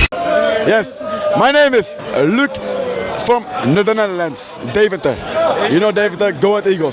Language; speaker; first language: English; non-native, learner; Dutch